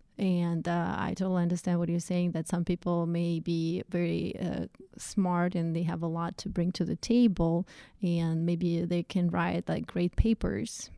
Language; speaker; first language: English; non-native, fluent; Russian